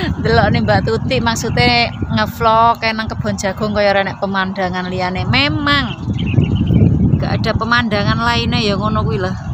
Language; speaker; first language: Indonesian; non-native, local second language; Javanese